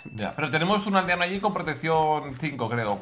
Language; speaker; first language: Spanish; native; Spanish